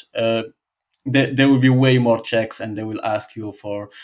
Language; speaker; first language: English; non-native, fluent; Arabic